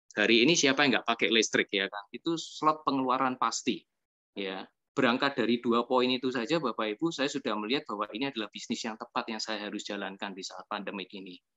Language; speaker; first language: Indonesian; native; Indonesian